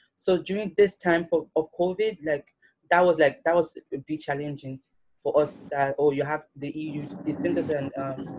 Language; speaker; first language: English; non-native, local second language; Yoruba